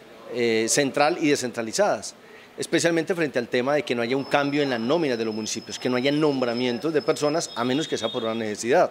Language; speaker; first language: Spanish; native; Spanish